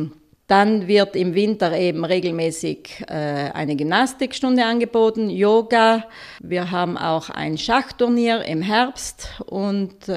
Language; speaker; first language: German; native; German